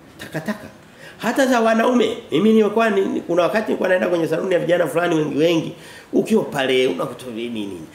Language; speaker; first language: Swahili; native; Swahili